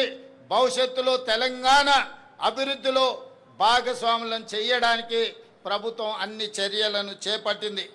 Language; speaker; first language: Telugu; native; Telugu